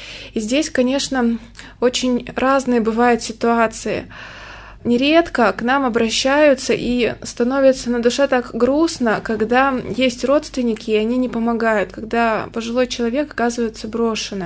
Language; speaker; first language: Russian; native; Russian